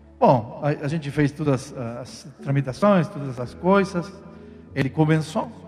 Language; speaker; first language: Portuguese; non-native, fluent; Spanish